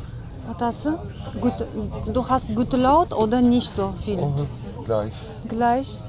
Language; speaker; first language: German; non-native, learner; Uzbek